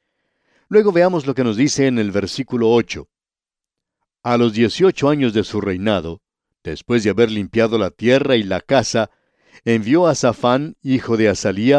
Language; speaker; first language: Spanish; native; Spanish